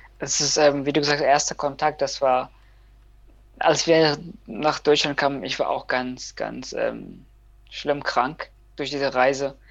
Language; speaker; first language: German; non-native, fluent; Persian